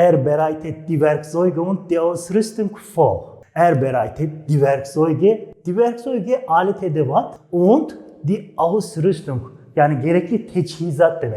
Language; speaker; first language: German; non-native, fluent; Turkish